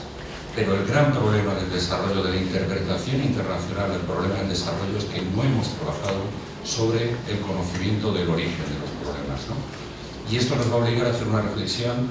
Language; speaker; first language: Spanish; native; Spanish